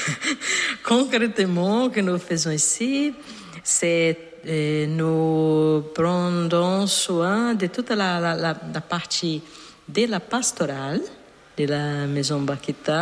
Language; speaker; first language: French; non-native, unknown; Portuguese